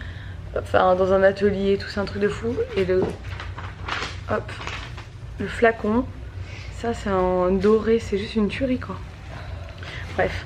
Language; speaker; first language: French; native; French